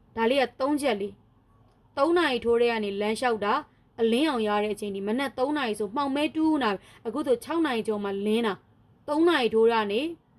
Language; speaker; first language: Burmese; native; Burmese